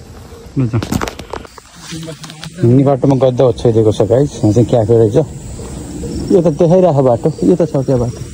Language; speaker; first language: Nepali; native; Nepali